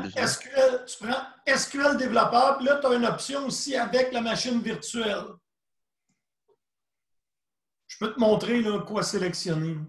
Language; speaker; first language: French; native; French